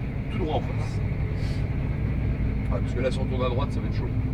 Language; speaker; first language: French; native; French